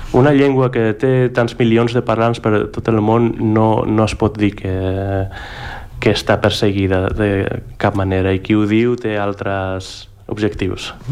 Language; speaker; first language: Catalan; non-native, fluent; Greek